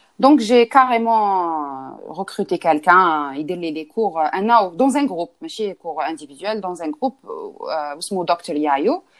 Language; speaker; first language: French; non-native, local second language; Arabic